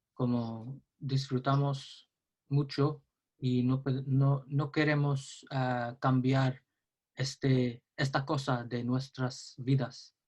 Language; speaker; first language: Spanish; non-native, learner; English